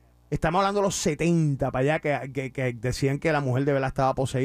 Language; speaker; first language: Spanish; early bilingual, heritage; Spanish